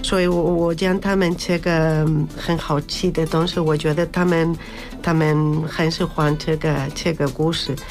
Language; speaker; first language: Chinese; non-native, learner; Spanish